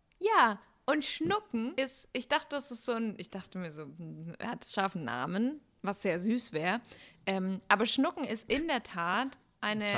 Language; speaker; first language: German; native; German